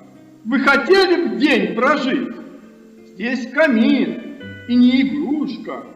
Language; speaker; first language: Russian; native; Russian